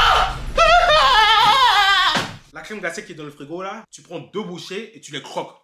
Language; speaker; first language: French; native; French